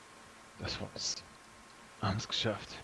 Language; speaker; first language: German; native; German